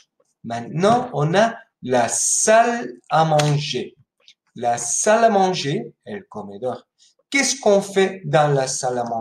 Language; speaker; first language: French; non-native, fluent; Spanish